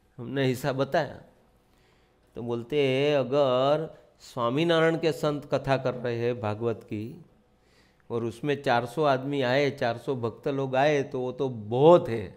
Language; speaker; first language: Hindi; non-native, local second language; Gujarati